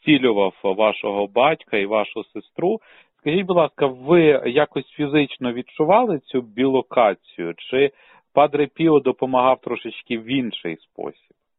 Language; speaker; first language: Ukrainian; native; Ukrainian